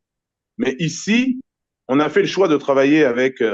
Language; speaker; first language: French; native; French